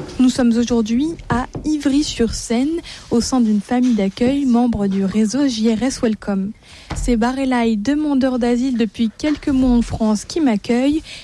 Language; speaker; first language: French; native; French